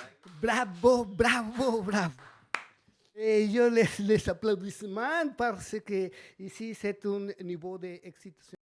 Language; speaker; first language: French; non-native, learner; Spanish